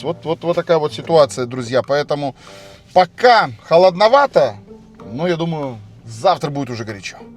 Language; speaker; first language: Russian; native; Russian